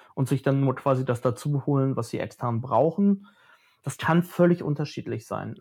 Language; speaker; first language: German; native; German